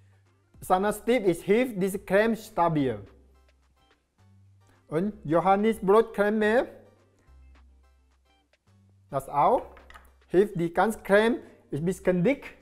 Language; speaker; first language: German; non-native, learner; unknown